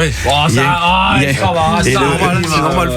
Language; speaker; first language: French; native; French